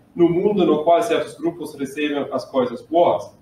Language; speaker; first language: Portuguese; non-native, learner; German